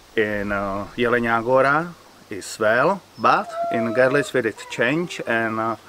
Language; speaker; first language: English; non-native, learner; Czech